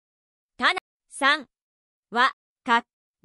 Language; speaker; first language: Japanese; non-native, learner; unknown